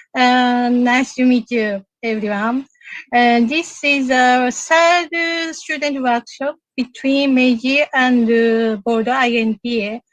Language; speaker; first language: English; non-native, learner; Japanese